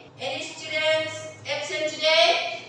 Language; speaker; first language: English; non-native, learner; Indonesian